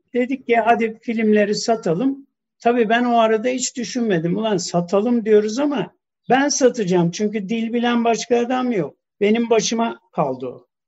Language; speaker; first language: Turkish; early bilingual, heritage; Turkish